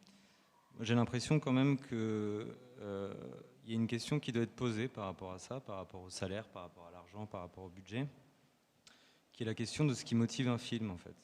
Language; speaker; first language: French; native; French